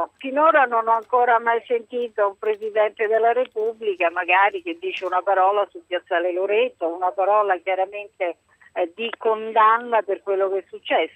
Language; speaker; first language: Italian; native; Italian